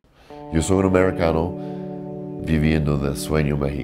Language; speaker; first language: Spanish; non-native, learner; English